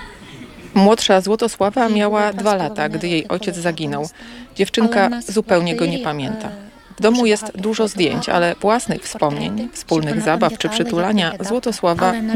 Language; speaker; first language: Polish; native; Polish